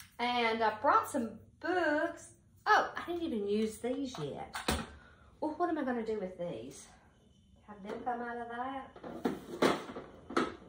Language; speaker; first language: English; native; English